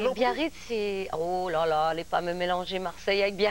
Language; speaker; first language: French; native; French